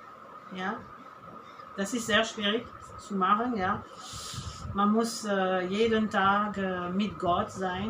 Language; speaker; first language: German; non-native, fluent; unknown